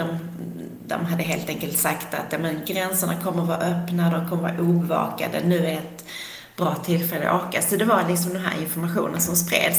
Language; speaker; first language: Swedish; native; Swedish